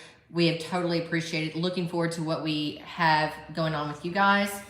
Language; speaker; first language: English; native; English